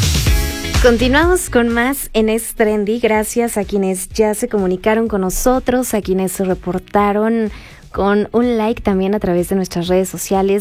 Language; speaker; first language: Spanish; native; Spanish